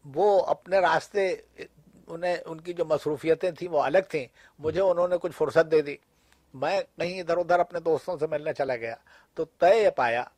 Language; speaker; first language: Urdu; native; Urdu